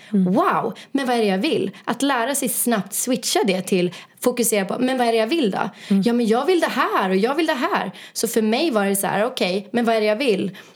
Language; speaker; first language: Swedish; native; Swedish